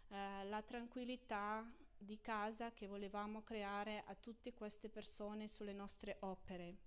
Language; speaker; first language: Italian; non-native, fluent; Ukrainian